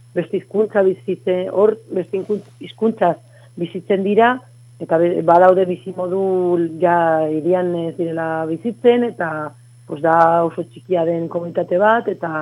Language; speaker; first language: Basque; non-native, local second language; Spanish